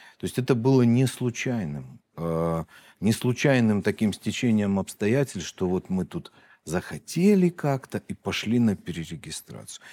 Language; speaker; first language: Russian; native; Russian